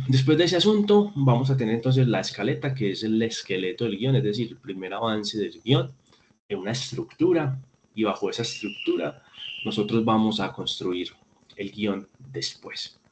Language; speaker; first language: Spanish; native; Spanish